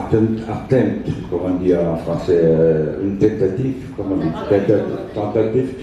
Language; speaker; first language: French; non-native, fluent; Italian